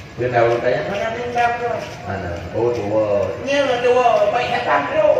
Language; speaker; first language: Malay; non-native, local second language; Achinese